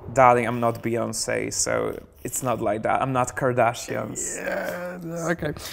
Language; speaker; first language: English; non-native, fluent; Polish